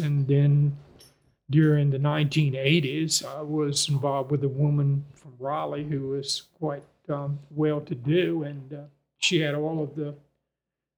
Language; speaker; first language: English; native; English